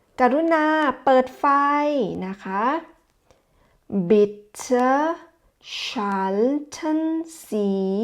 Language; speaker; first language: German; non-native, fluent; Thai